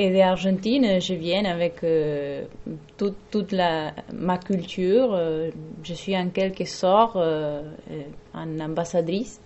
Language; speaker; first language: French; non-native, fluent; Spanish